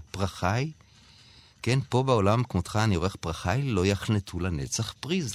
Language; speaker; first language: Hebrew; native; Hebrew